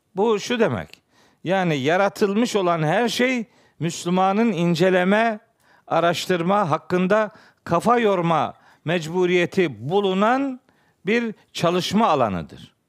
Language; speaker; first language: Turkish; native; Turkish